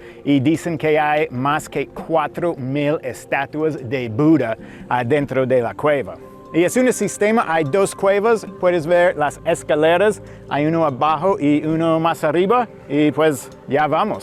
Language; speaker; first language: Spanish; non-native, fluent; English